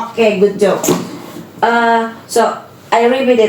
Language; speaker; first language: English; non-native, learner; Indonesian